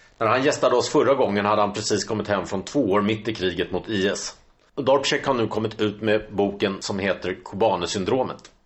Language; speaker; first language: Swedish; native; Swedish